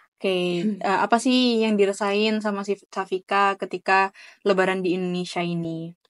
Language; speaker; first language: Indonesian; native; Indonesian